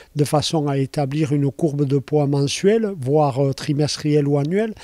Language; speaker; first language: French; native; French